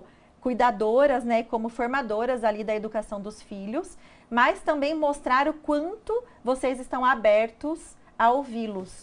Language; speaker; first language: Portuguese; native; Portuguese